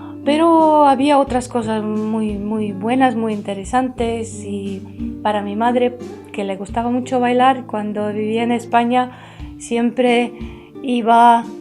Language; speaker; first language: Spanish; early bilingual, heritage; Spanish